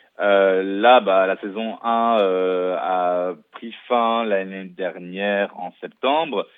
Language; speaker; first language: French; non-native, local second language; Arabic